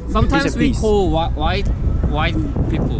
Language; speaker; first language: English; non-native, learner; Japanese